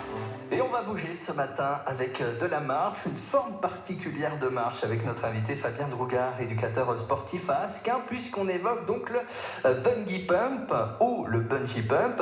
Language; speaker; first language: French; native; French